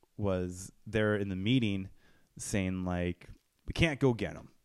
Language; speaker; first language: English; native; English